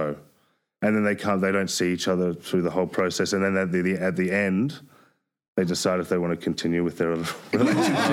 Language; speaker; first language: English; native; English